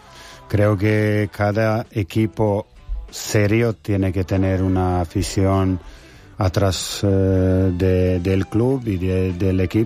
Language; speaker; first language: Spanish; non-native, fluent; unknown